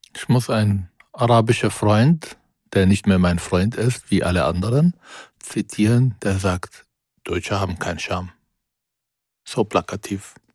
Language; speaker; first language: German; non-native, fluent; Arabic